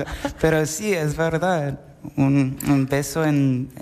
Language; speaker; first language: Spanish; non-native, fluent; Italian